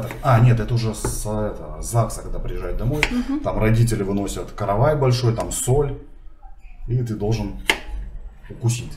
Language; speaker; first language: Russian; native; Russian